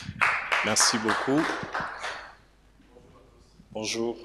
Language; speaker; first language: French; non-native, local second language; Swahili